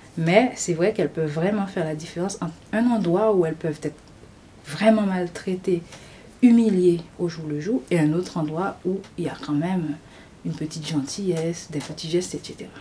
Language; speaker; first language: French; non-native, local second language; Haitian Creole